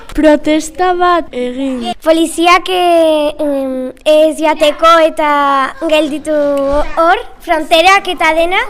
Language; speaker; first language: Basque; non-native, learner; Spanish